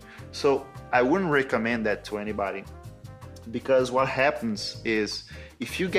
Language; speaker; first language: English; non-native, fluent; Portuguese